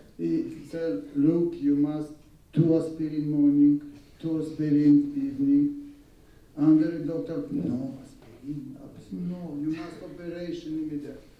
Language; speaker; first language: English; non-native, learner; Russian